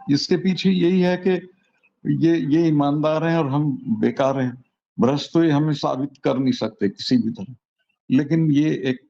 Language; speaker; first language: Hindi; native; Hindi